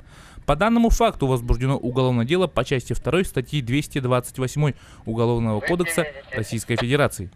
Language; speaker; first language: Russian; native; Russian